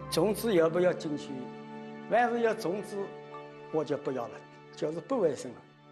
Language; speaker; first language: Chinese; non-native, local second language; Wu Chinese